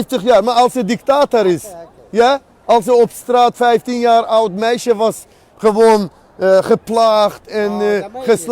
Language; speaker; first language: Dutch; non-native, learner; Azerbaijani